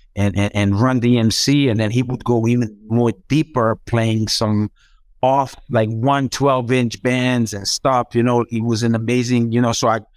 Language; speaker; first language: English; non-native, fluent; Croatian